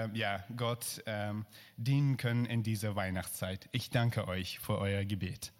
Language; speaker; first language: German; non-native, learner; Persian